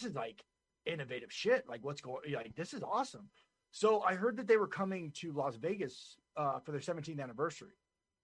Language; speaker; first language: English; native; English